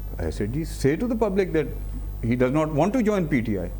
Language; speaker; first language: English; non-native, local second language; Urdu